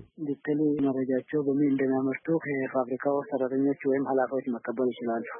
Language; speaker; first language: Amharic; non-native, local second language; Oromo